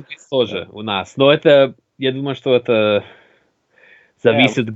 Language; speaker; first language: Russian; non-native, learner; English